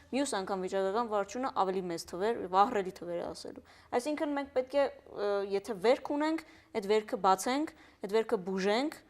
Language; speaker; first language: Armenian; early bilingual, heritage; Armenian